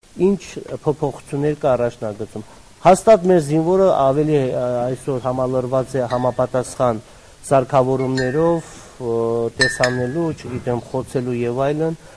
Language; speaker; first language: Armenian; native; Armenian